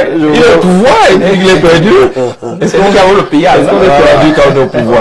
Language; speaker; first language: French; native; French